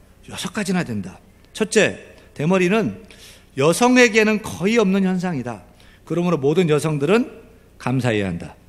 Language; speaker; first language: Korean; native; Korean